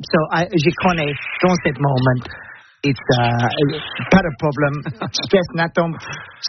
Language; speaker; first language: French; non-native, learner; English